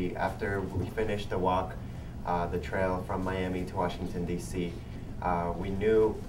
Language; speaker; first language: English; early bilingual, other home language; Spanish